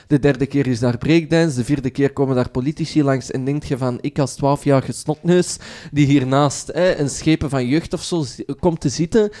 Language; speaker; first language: Dutch; early bilingual, other home language; Arabic